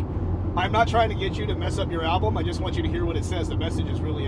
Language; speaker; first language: English; native; English